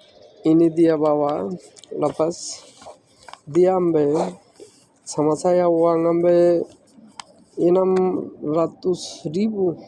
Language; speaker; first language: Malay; non-native, learner; Bangla